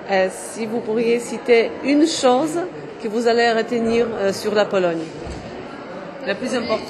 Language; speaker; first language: French; non-native, fluent; Polish